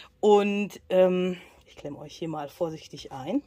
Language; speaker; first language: German; native; German